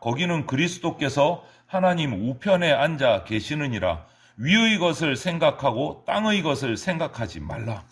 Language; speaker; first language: Korean; native; Korean